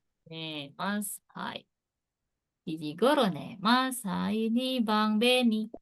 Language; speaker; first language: Japanese; non-native, fluent; Indonesian